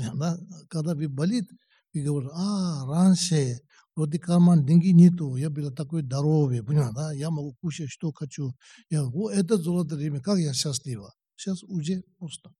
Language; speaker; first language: Russian; non-native, learner; Tibetan